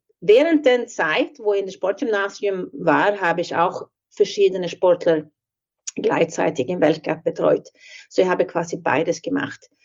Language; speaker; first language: German; non-native, fluent; Swedish